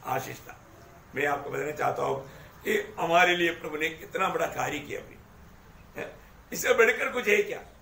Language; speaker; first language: Hindi; non-native, local second language; Malayalam